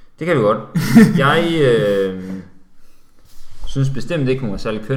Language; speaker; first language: Danish; native; Danish